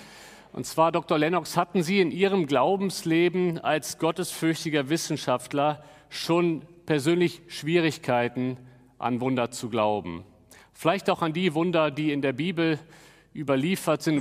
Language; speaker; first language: German; native; German